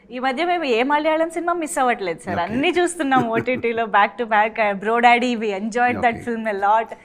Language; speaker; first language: Telugu; native; Telugu